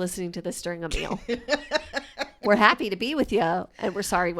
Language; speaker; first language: English; native; English